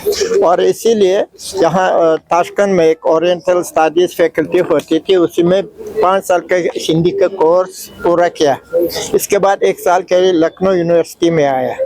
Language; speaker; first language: Hindi; non-native, fluent; Uzbek